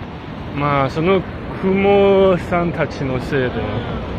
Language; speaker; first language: Japanese; non-native, learner; English